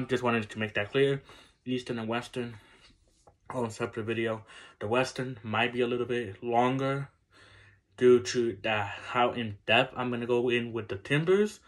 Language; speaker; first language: English; native; English